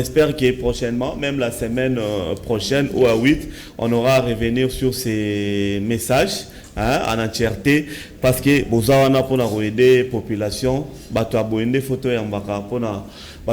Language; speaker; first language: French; non-native, local second language; Lingala